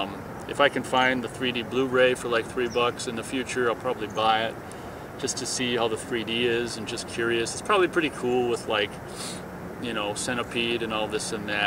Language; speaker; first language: English; native; English